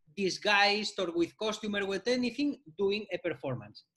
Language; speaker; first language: English; non-native, fluent; Spanish